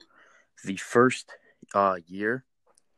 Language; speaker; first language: English; native; English